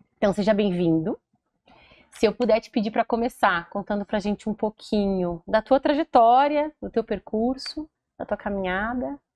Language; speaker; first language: Portuguese; native; Portuguese